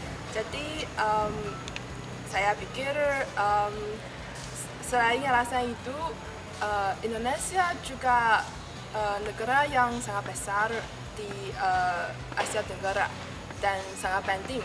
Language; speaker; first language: Indonesian; non-native, learner; Chinese